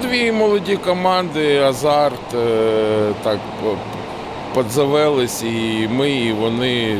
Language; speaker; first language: Ukrainian; non-native, local second language; Russian